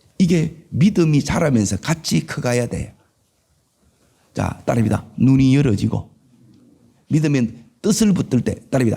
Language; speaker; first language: Korean; native; Korean